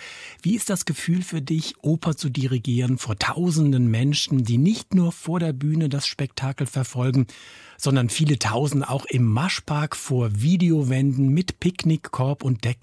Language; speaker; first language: German; native; German